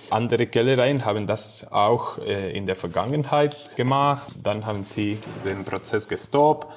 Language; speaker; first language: German; non-native, fluent; Spanish